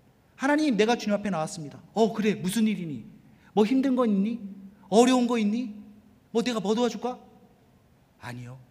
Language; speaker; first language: Korean; native; Korean